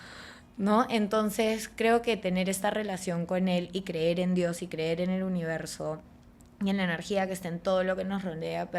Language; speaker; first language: Spanish; native; Spanish